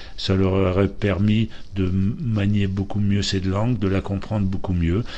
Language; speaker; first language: French; early bilingual, other home language; Polish